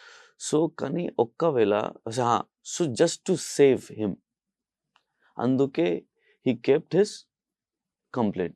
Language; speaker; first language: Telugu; non-native, local second language; Urdu